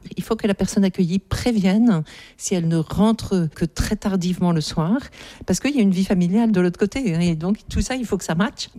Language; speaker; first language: French; native; French